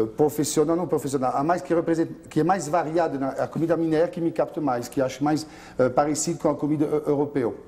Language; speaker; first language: Portuguese; non-native, fluent; French